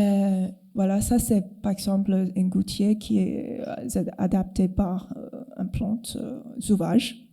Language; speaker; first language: French; non-native, fluent; Cantonese